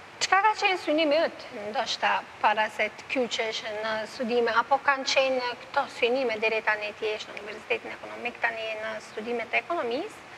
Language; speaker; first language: Albanian; native; Albanian